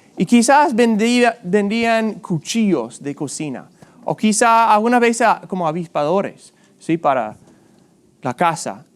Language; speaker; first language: Spanish; non-native, fluent; English